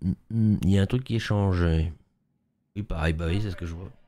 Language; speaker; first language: French; native; French